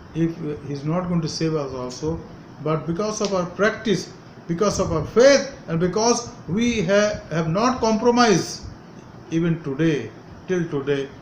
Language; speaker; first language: English; non-native, local second language; Hindi